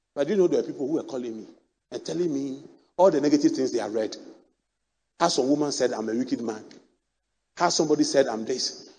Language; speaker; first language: English; non-native, local second language; Akan